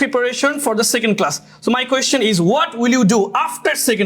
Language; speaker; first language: English; non-native, fluent; Bangla